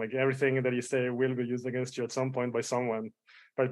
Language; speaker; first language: English; early bilingual, other home language; Spanish